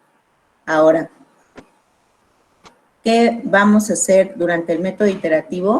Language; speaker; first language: Spanish; native; Spanish